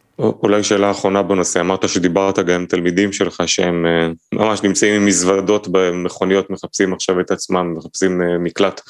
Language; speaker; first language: Hebrew; native; Hebrew